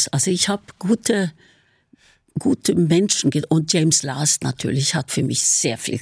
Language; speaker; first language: German; non-native, fluent; Norwegian